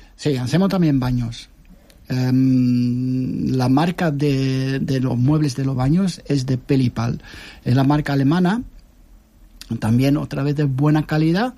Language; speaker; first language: Spanish; non-native, fluent; Dutch